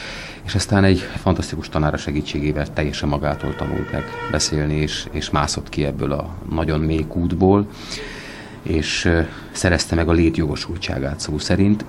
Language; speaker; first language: Hungarian; native; Hungarian